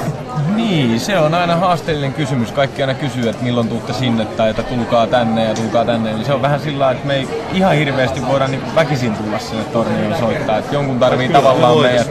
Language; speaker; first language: Finnish; native; Finnish